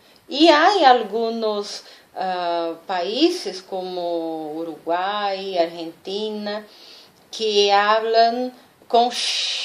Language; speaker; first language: Spanish; non-native, fluent; Portuguese